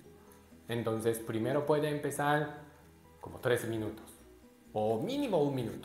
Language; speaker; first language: Spanish; non-native, learner; Japanese